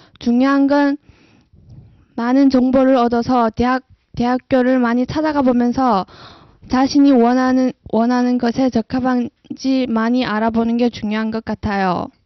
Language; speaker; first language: Korean; non-native, fluent; Chinese